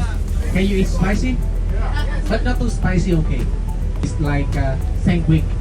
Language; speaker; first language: English; non-native, learner; Vietnamese